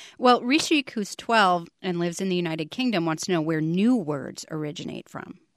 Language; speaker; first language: English; native; English